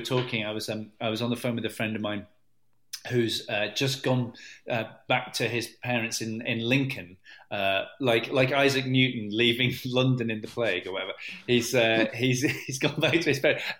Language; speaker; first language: English; native; English